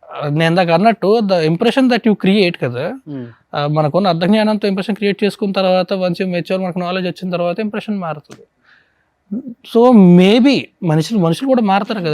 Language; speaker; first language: Telugu; native; Telugu